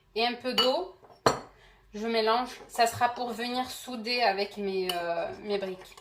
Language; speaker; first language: French; non-native, local second language; Arabic